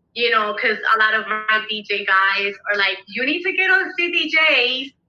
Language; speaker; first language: English; early bilingual, other home language; Spanish